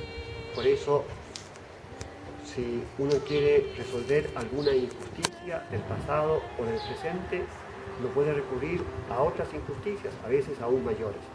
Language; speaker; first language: Spanish; native; Spanish